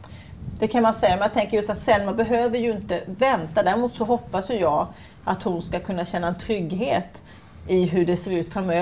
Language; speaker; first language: Swedish; native; Swedish